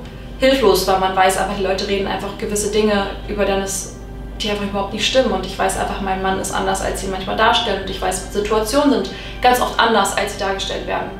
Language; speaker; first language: German; native; German